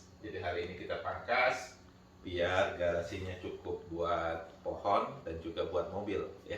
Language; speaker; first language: Indonesian; native; Indonesian